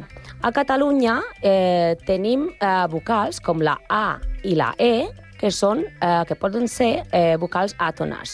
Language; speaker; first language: Catalan; non-native, learner; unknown